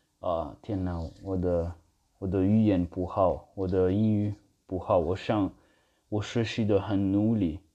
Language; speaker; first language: Chinese; non-native, learner; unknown